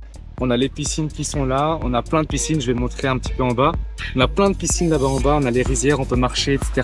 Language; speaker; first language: French; native; French